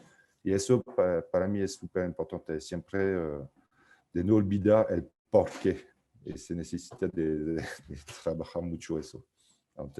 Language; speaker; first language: Spanish; non-native, fluent; French